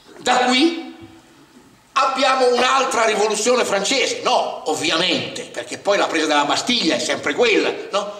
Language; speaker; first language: Italian; native; Italian